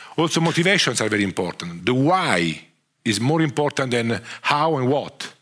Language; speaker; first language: English; non-native, fluent; Italian